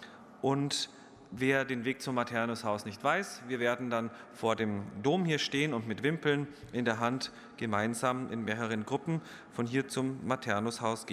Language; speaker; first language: German; native; German